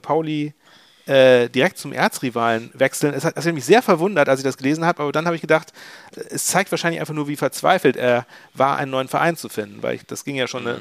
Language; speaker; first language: German; native; German